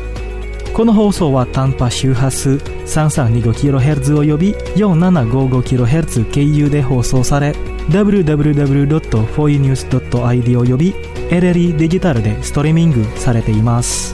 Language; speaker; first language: Japanese; non-native, fluent; Indonesian